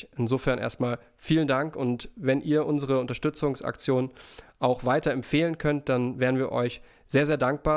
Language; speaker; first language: German; native; German